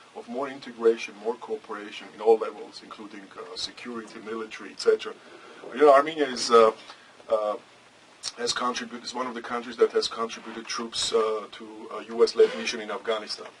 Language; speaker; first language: English; non-native, fluent; Armenian